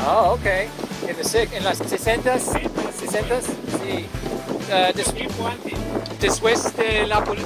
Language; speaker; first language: Spanish; non-native, learner; English